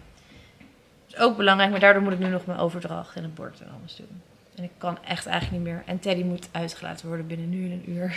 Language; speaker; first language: Dutch; native; Dutch